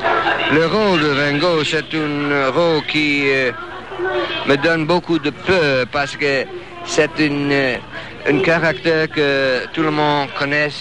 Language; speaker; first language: French; non-native, fluent; English